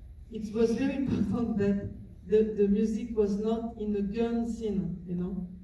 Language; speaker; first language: English; non-native, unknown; French